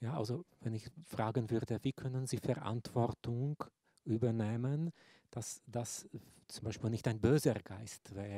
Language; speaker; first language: German; non-native, fluent; Slovak